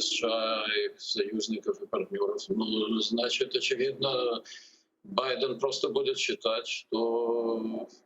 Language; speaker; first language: Russian; native; Russian